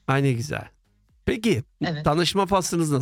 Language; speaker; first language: Turkish; native; Turkish